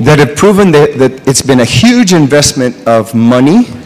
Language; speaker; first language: English; native; English